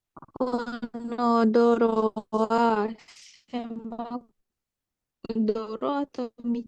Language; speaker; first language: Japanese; non-native, learner; Indonesian